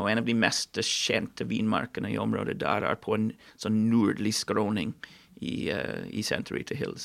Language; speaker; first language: Norwegian; non-native, fluent; English